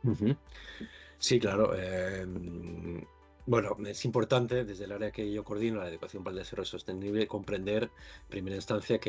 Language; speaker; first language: Spanish; native; Spanish